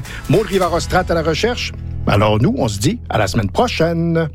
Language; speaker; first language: French; native; French